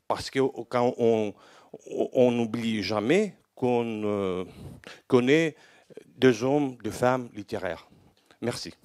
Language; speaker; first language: French; non-native, fluent; Greek